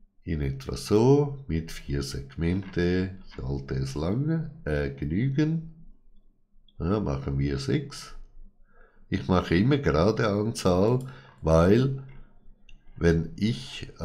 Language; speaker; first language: German; non-native, fluent; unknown